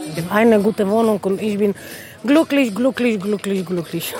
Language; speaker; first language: German; non-native, learner; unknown